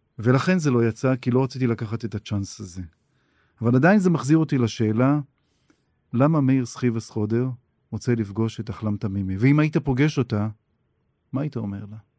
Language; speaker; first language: Hebrew; native; Hebrew